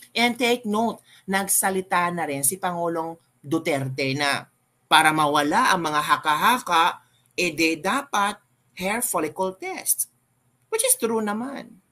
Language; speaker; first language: Filipino; non-native, local second language; Cebuano